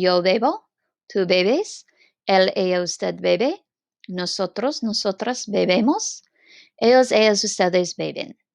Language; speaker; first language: Spanish; non-native, fluent; English